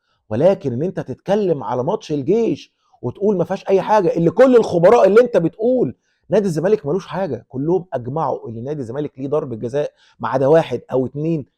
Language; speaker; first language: Arabic; native; Arabic